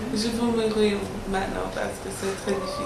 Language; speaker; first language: French; non-native, learner; English